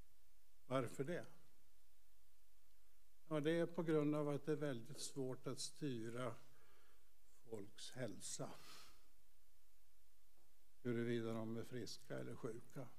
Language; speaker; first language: Swedish; native; Swedish